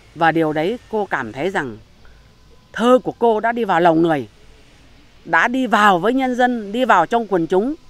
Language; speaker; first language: Vietnamese; non-native, local second language; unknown